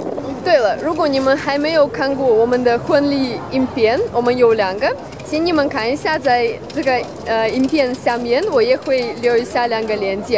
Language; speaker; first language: Chinese; non-native, fluent; Russian